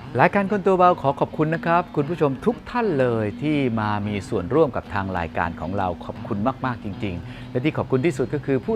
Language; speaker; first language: Thai; native; Thai